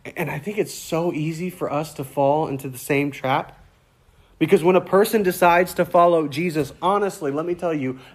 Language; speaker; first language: English; native; English